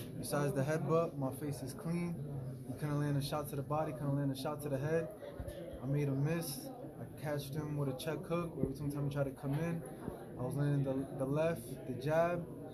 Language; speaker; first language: English; early bilingual, other home language; Spanish